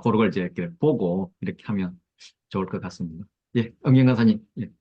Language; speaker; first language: Korean; native; Korean